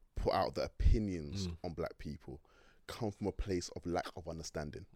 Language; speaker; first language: English; native; English